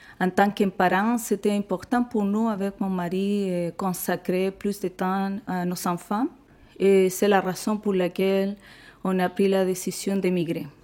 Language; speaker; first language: French; non-native, fluent; Spanish